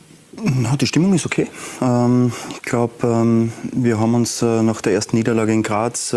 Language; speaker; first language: German; native; German